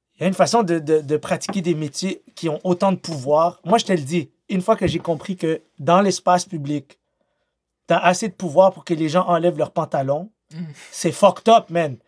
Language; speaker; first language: French; native; French